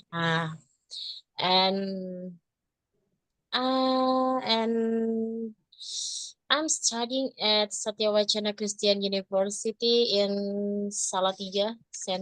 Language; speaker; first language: English; non-native, learner; Indonesian